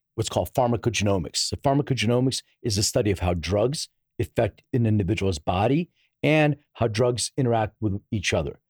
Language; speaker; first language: English; native; English